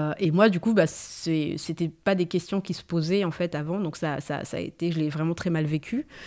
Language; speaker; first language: French; early bilingual, other home language; Malagasy